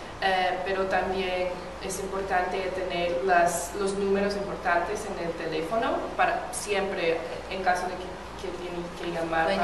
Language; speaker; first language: Spanish; non-native, fluent; English